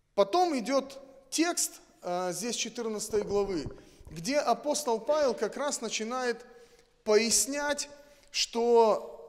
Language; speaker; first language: Russian; native; Russian